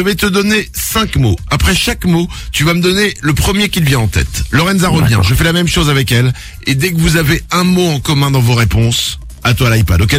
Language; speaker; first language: French; native; French